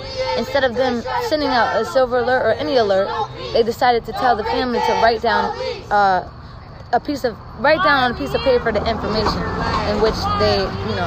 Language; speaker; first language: English; native; English